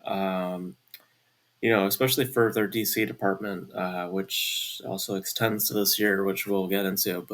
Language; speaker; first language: English; native; English